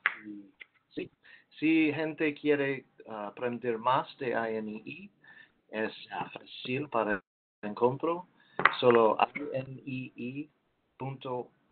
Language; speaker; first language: Spanish; non-native, learner; English